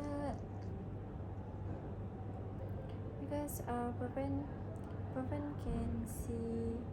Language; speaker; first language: English; non-native, learner; Malay